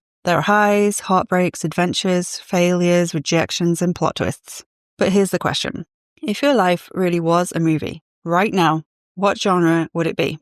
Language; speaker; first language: English; native; English